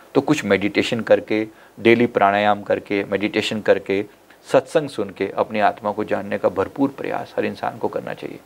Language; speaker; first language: Hindi; native; Hindi